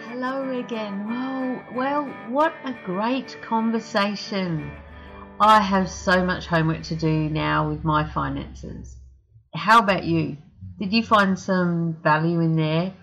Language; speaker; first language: English; native; English